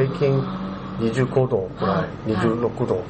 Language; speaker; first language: Japanese; non-native, learner; Korean